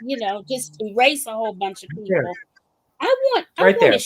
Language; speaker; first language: English; native; English